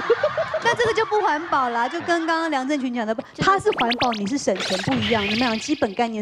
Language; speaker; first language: Chinese; native; Chinese